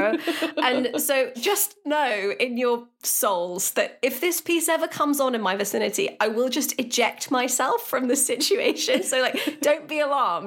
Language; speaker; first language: English; native; English